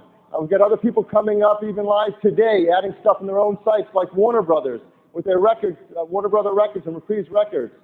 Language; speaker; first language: English; native; English